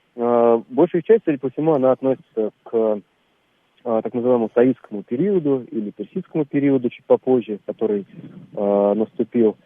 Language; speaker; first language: Russian; native; Russian